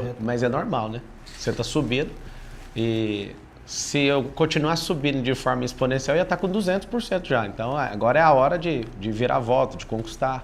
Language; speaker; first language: Portuguese; native; Portuguese